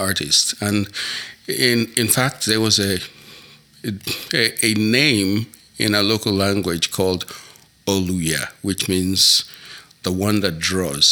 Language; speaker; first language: English; non-native, local second language; Yoruba